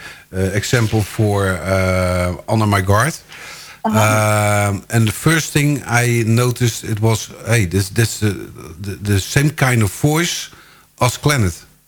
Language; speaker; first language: English; non-native, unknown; Dutch